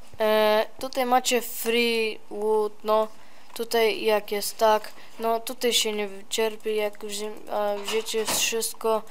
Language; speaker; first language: Polish; early bilingual, heritage; Polish